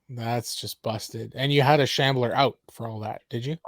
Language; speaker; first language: English; native; English